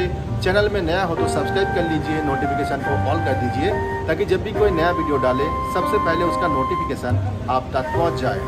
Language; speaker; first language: Hindi; non-native, local second language; Bangla